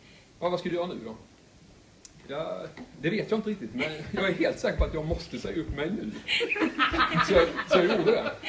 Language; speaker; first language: Swedish; native; Swedish